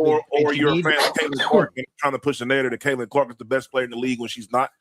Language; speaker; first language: English; native; English